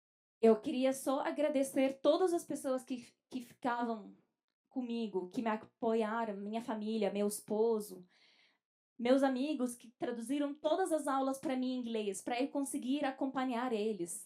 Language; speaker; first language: Portuguese; non-native, fluent; Arabic